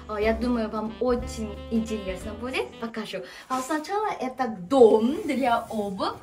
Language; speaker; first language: Russian; non-native, learner; Korean